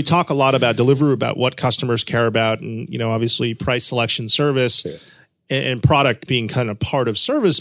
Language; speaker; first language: English; native; English